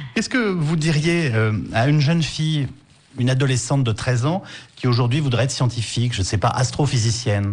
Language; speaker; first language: French; native; French